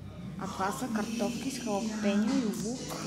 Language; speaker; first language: Bulgarian; native; Bulgarian